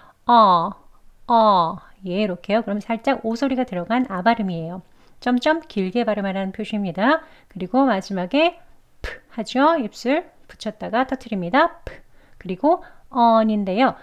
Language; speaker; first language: Korean; native; Korean